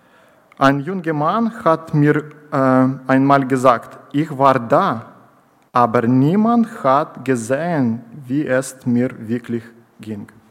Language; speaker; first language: German; non-native, learner; Ukrainian